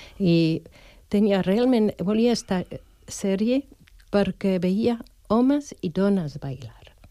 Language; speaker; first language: Catalan; non-native, fluent; French